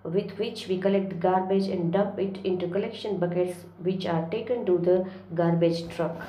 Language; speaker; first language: English; non-native, local second language; Gujarati